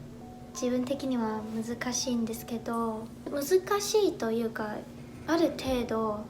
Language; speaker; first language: Japanese; non-native, fluent; Chinese